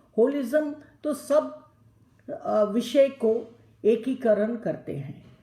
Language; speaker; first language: Hindi; non-native, local second language; Telugu